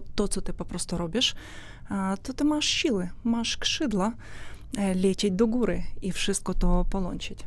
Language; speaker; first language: Polish; non-native, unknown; Ukrainian